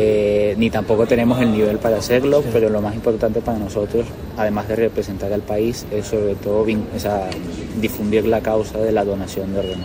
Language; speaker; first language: Spanish; native; Spanish